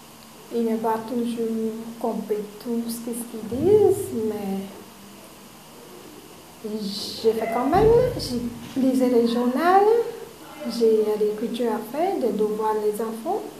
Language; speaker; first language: French; non-native, learner; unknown